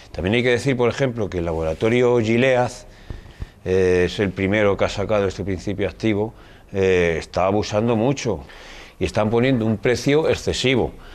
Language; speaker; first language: Spanish; native; Spanish